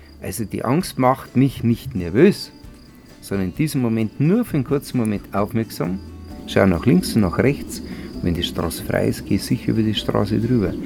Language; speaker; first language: German; native; German